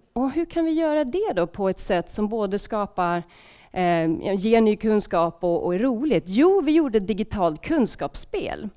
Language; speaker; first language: Swedish; native; Swedish